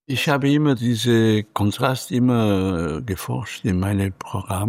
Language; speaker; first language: German; non-native, fluent; Catalan